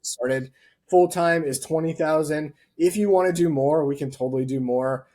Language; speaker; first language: English; native; English